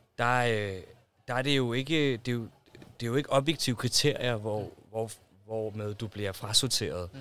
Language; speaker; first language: Danish; early bilingual, other home language; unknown